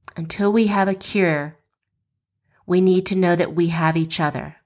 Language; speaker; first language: English; native; English